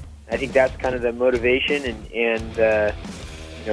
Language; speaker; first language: English; native; English